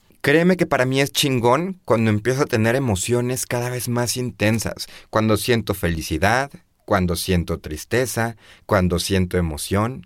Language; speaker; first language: Spanish; native; Spanish